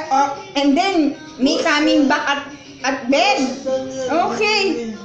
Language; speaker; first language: English; non-native, learner; Filipino